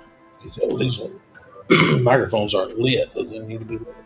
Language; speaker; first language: English; native; English